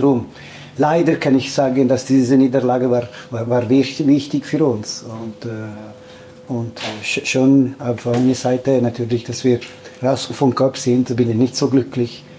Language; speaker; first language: German; non-native, fluent; Italian